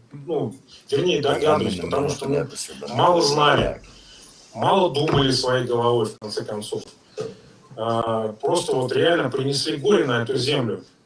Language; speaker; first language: Russian; native; Russian